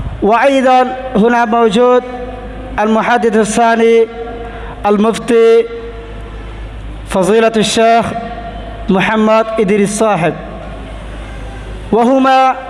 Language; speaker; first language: Arabic; non-native, learner; Rohingya